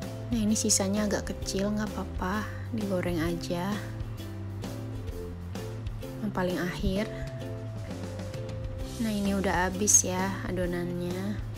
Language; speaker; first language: Indonesian; native; Indonesian